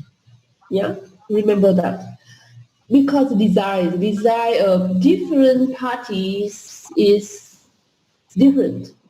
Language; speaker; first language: English; non-native, fluent; Vietnamese